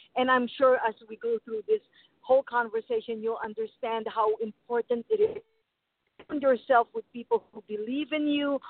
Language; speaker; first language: English; non-native, local second language; Filipino